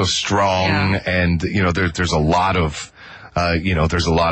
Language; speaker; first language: English; native; English